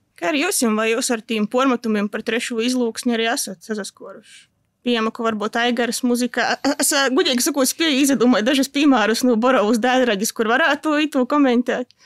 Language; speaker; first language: Latvian; native; Latvian